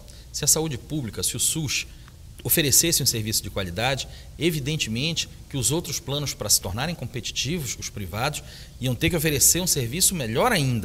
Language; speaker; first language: Portuguese; native; Portuguese